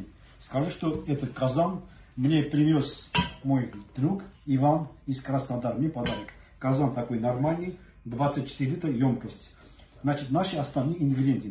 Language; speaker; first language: Russian; non-native, fluent; Armenian